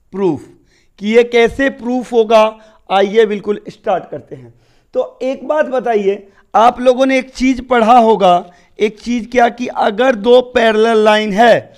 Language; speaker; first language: Hindi; native; Hindi